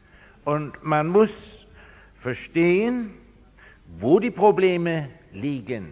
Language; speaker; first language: German; non-native, fluent; English